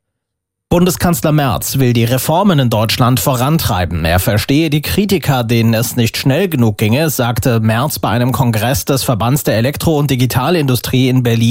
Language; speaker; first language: German; native; German